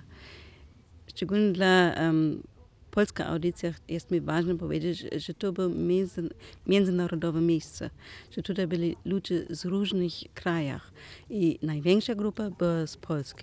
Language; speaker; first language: Polish; non-native, learner; German